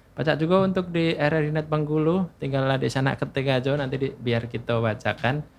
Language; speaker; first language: Indonesian; native; Indonesian